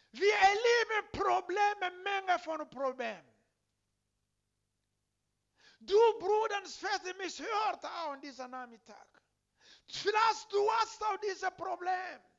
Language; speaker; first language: German; non-native, learner; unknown